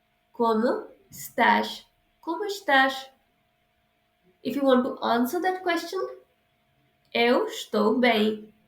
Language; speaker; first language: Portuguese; non-native, fluent; Hindi